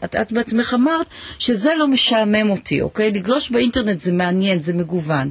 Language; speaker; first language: Hebrew; native; Hebrew